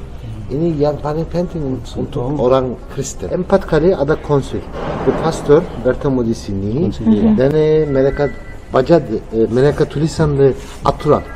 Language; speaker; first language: Indonesian; non-native, learner; Turkish